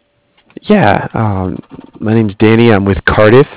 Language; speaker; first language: English; native; English